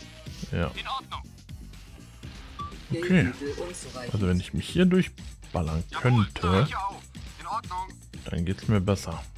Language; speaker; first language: German; native; German